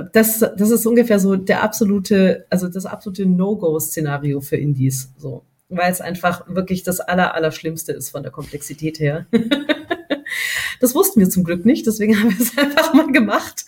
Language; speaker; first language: German; native; German